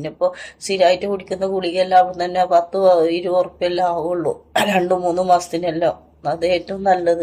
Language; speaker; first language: Malayalam; native; Malayalam